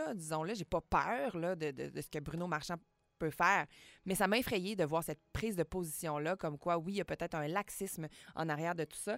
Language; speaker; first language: French; native; French